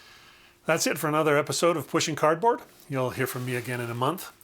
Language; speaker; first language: English; native; English